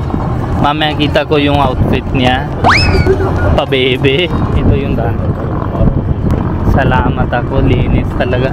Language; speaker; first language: Filipino; non-native, learner; Hindi